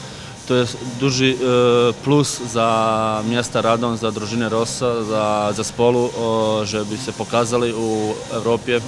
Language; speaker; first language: Polish; non-native, fluent; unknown